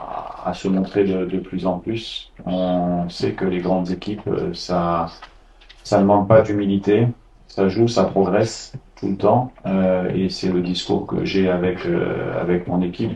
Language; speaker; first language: French; non-native, fluent; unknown